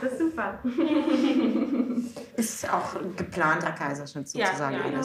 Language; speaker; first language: German; native; German